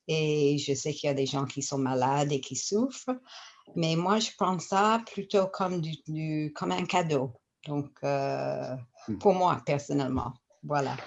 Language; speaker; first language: French; non-native, fluent; English